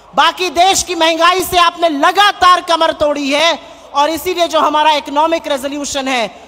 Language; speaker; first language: Hindi; native; Hindi